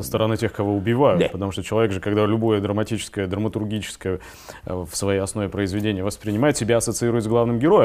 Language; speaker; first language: Russian; native; Russian